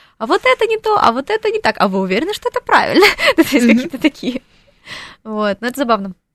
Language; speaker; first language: Russian; non-native, local second language; Ukrainian